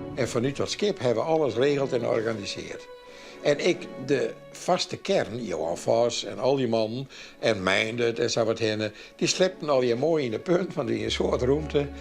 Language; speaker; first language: Dutch; non-native, local second language; Western Frisian